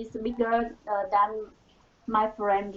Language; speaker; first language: English; non-native, learner; Vietnamese